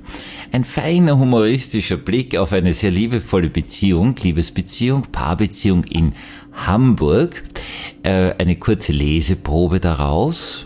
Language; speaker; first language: German; native; German